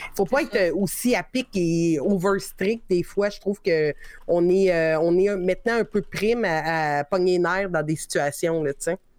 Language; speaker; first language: French; native; French